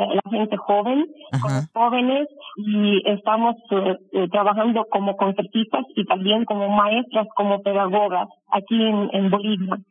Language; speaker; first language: Spanish; non-native, fluent; Ukrainian